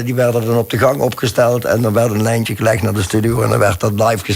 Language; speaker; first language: Dutch; native; Dutch